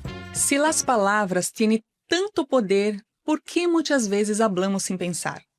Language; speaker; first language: Spanish; non-native, learner; Portuguese